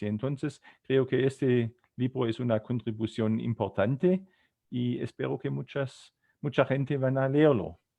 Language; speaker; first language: Spanish; non-native, fluent; German